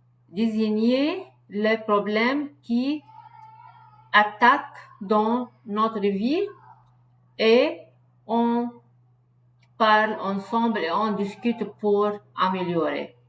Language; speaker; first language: French; non-native, learner; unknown